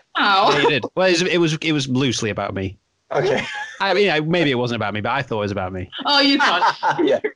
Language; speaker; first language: English; non-native, fluent; German